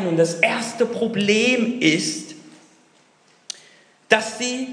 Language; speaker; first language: German; non-native, fluent; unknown